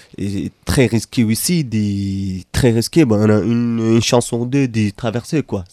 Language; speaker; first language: French; non-native, fluent; Arabic